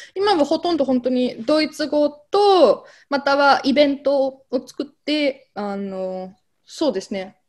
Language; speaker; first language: Japanese; non-native, fluent; German